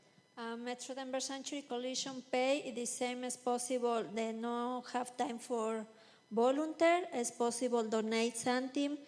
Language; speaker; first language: English; non-native, learner; Spanish